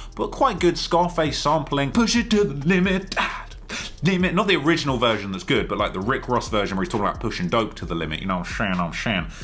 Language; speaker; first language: English; native; English